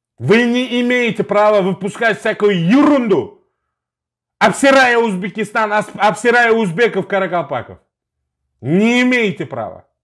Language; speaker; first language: Russian; non-native, local second language; Uzbek